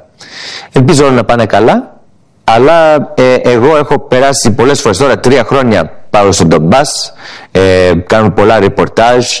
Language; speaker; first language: Greek; early bilingual, heritage; English